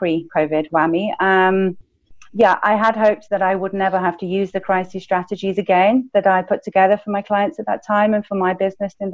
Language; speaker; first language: English; native; English